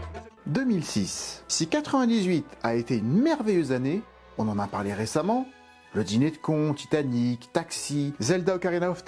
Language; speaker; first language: French; native; French